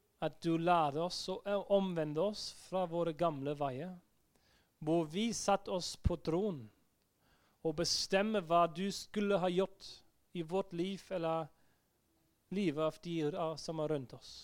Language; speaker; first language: Norwegian; non-native, fluent; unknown